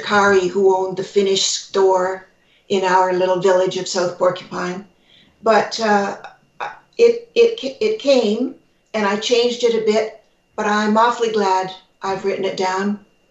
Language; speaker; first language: English; native; English